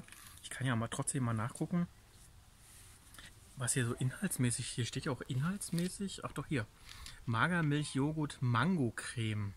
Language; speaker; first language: German; native; German